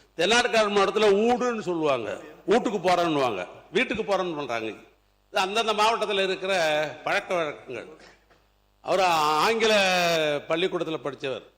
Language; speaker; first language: Tamil; native; Tamil